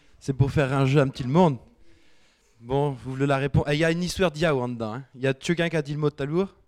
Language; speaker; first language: French; native; French